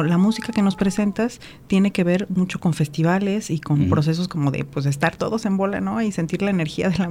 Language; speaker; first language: Spanish; native; Spanish